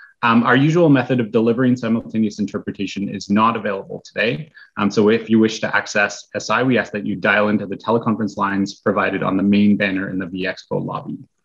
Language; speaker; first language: English; native; English